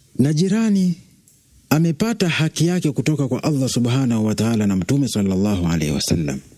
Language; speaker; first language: Swahili; native; Swahili